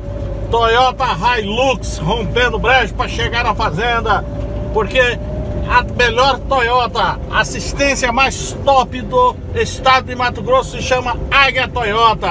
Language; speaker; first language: Portuguese; native; Portuguese